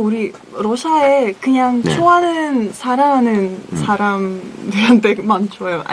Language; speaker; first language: Korean; non-native, fluent; Russian